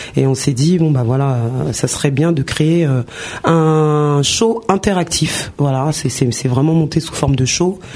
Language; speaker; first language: French; early bilingual, other home language; Wolof